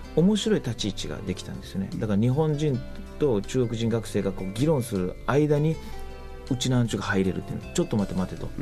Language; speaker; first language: Japanese; native; Japanese